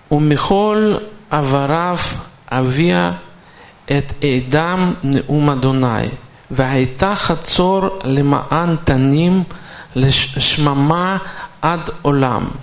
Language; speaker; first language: Hebrew; non-native, fluent; Russian